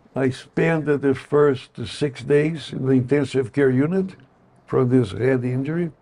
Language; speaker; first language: English; non-native, fluent; Portuguese